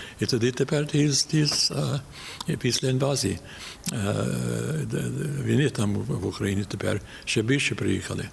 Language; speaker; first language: Ukrainian; early bilingual, heritage; Ukrainian